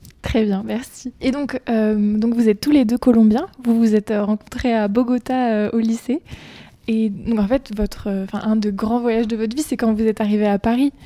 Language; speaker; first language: French; native; French